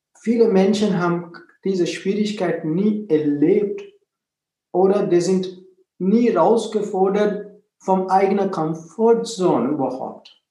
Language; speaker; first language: German; non-native, fluent; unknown